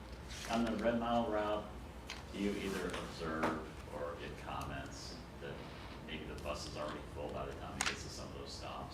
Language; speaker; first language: English; native; English